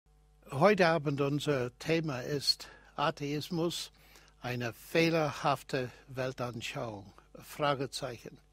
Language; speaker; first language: German; non-native, fluent; English